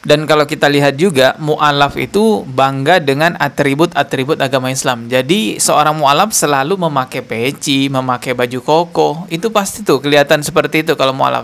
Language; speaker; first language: Indonesian; native; Indonesian